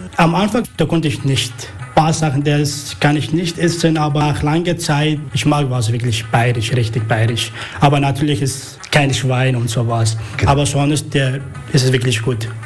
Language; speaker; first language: German; non-native, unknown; Arabic